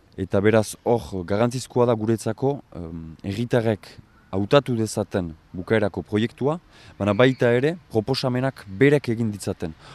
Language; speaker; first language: Basque; native; Basque